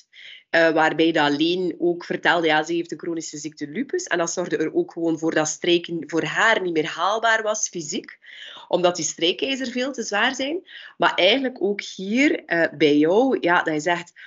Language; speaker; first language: Dutch; native; Dutch